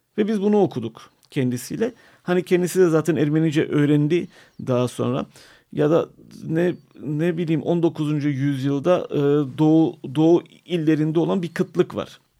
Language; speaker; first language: Turkish; non-native, local second language; Armenian